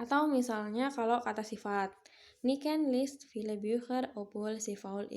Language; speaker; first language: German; non-native, fluent; Indonesian